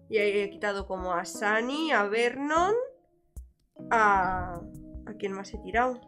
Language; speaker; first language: Spanish; native; Spanish